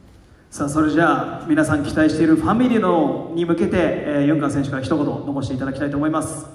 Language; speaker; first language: Japanese; native; Japanese